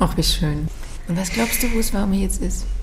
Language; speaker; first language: German; native; German